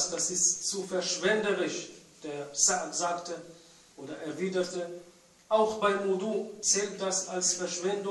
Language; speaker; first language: German; non-native, fluent; Arabic